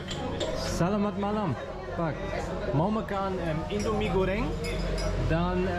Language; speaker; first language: Indonesian; non-native, learner; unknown